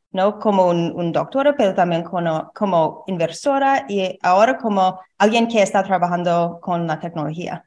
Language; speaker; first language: Spanish; non-native, learner; English